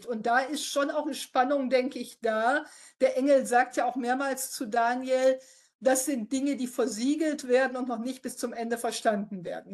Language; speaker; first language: German; native; German